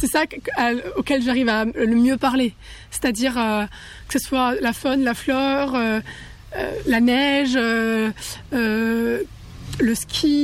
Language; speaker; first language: French; native; French